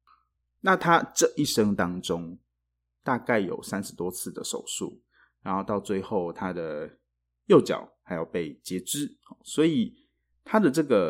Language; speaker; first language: Chinese; native; Chinese